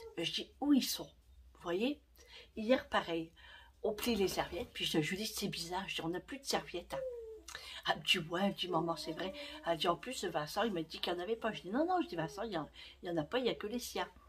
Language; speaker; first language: French; native; French